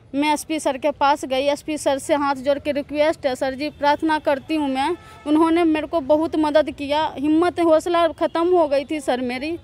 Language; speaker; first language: Hindi; native; Hindi